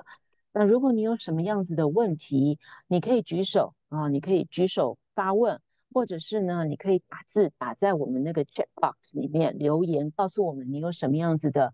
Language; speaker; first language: Chinese; native; Chinese